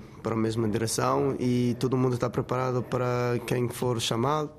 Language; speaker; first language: Portuguese; non-native, fluent; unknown